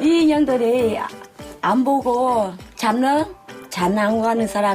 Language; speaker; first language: Korean; non-native, learner; Vietnamese